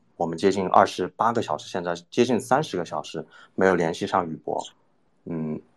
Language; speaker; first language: Chinese; non-native, fluent; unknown